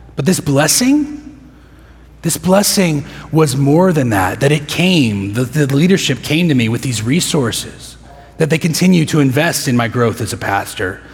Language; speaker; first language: English; native; English